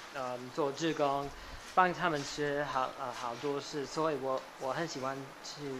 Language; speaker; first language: Chinese; non-native, fluent; English